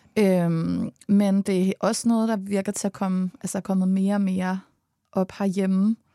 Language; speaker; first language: Danish; native; Danish